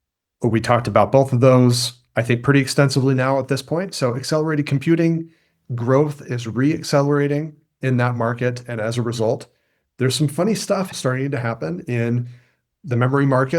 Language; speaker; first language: English; native; English